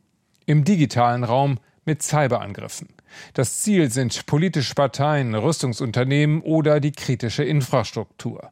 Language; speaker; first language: German; native; German